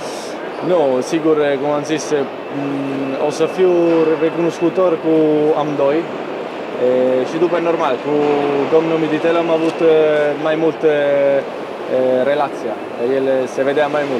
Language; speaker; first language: Romanian; non-native, fluent; Italian